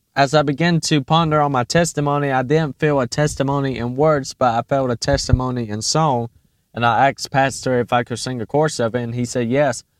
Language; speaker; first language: English; native; English